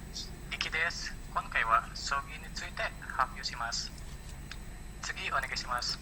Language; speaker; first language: Japanese; non-native, learner; Indonesian